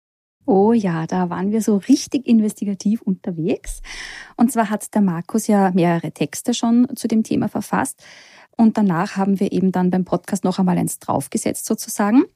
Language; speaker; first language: German; native; German